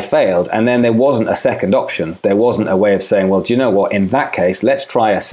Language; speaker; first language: English; native; English